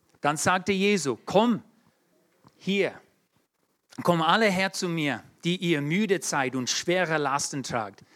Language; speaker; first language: German; non-native, fluent; English